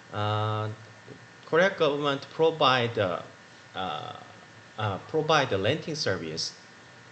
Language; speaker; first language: English; non-native, learner; Korean